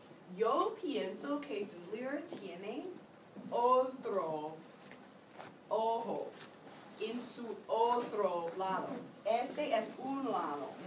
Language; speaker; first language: Spanish; non-native, learner; English